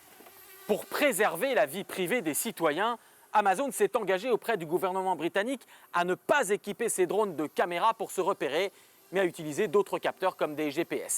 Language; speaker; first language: French; native; French